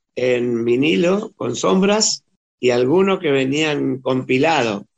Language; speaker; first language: Spanish; native; Spanish